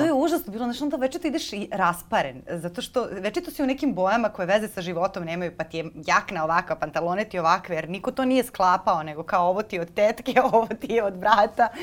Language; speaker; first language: Serbian; native; Serbian